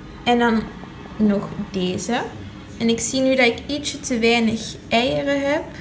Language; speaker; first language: Dutch; native; Dutch